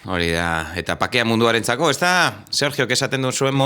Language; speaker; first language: Basque; native; Basque